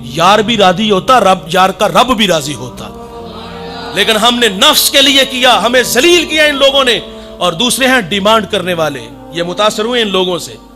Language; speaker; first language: Urdu; non-native, local second language; Punjabi